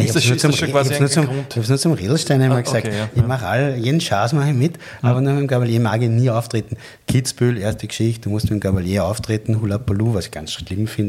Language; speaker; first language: German; native; German